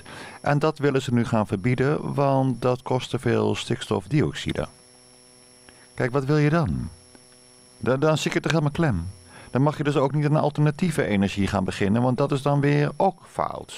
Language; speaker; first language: Dutch; native; Dutch